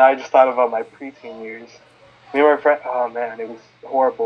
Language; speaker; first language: English; native; English